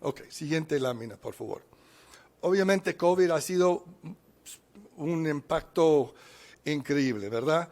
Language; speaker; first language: Spanish; non-native, fluent; English